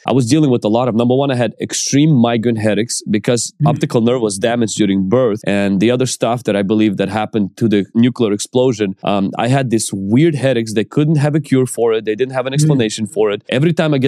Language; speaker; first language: English; non-native, fluent; Ukrainian